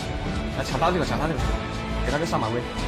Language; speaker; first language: Chinese; native; Chinese